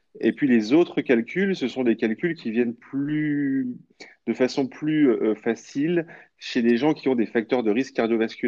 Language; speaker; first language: French; native; French